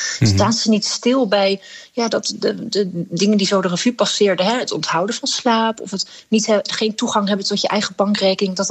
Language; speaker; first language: Dutch; native; Dutch